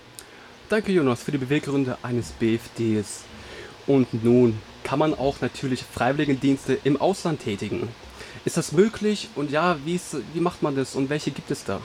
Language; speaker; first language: German; native; German